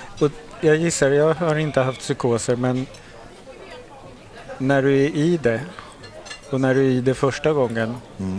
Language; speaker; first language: Swedish; native; Swedish